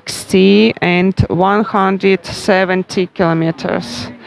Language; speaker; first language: English; non-native, learner; Russian